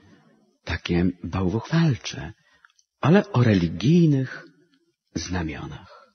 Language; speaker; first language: Polish; native; Polish